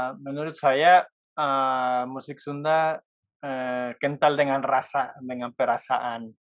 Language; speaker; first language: Indonesian; non-native, fluent; Spanish